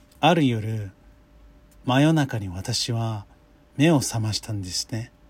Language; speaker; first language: Japanese; non-native, fluent; English